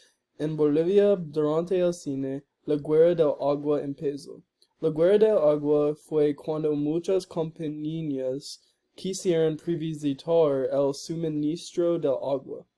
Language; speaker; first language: Spanish; non-native, learner; English